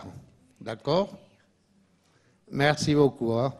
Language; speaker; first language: French; non-native, learner; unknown